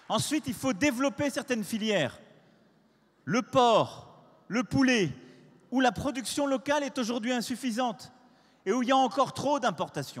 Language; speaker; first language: French; native; French